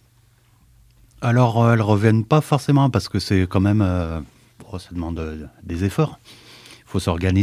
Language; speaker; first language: French; native; French